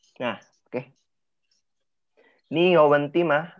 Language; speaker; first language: Chinese; non-native, fluent; Indonesian